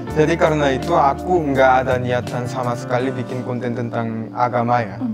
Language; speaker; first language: Indonesian; non-native, fluent; Korean